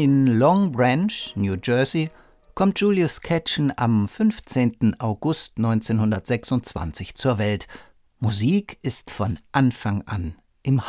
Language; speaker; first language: German; native; German